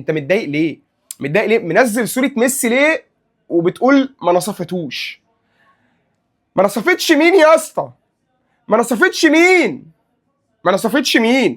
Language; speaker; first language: Arabic; native; Arabic